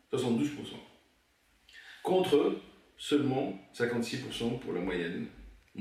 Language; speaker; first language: French; native; French